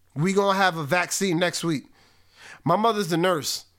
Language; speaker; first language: English; native; English